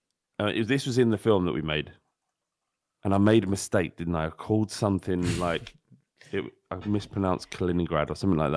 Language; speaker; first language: English; native; English